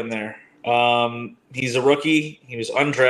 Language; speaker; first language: English; native; English